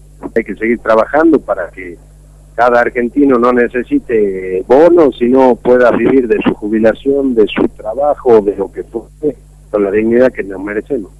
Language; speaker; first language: Spanish; native; Spanish